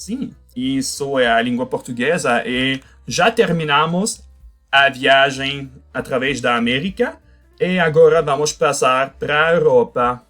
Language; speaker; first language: Portuguese; non-native, fluent; French